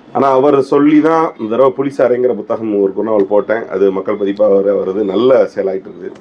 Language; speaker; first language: Tamil; native; Tamil